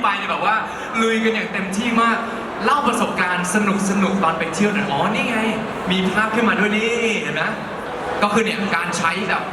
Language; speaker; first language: Thai; native; Thai